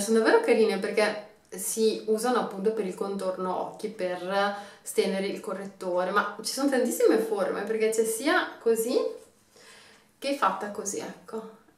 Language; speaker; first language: Italian; native; Italian